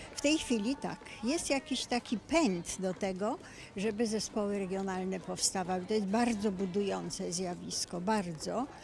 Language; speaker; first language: Polish; native; Polish